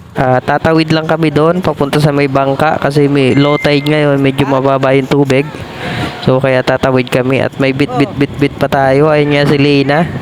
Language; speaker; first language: Filipino; native; Filipino